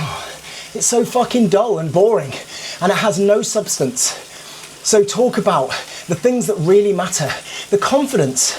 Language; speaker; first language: English; native; English